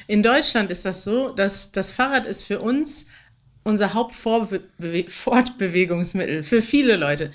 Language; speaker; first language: German; native; German